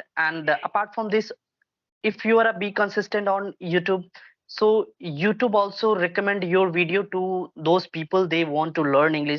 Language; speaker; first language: English; non-native, local second language; Hindi